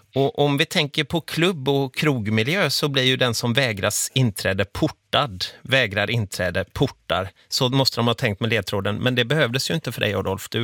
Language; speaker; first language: Swedish; native; Swedish